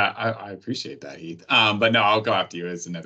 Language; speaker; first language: English; native; English